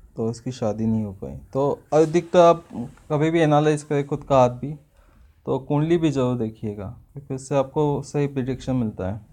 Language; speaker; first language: Hindi; non-native, local second language; Marathi